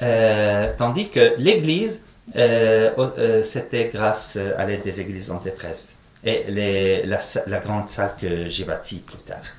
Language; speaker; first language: French; non-native, fluent; Arabic